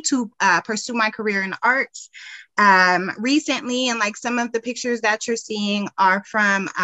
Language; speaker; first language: English; native; English